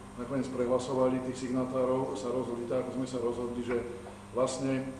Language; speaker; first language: Slovak; native; Slovak